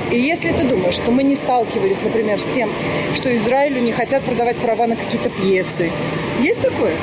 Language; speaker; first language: Russian; native; Russian